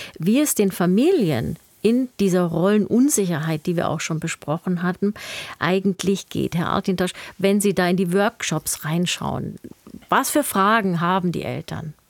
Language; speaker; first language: German; native; German